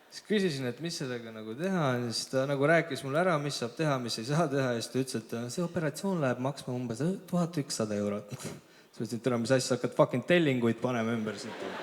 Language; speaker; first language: Estonian; early bilingual, other home language; Armenian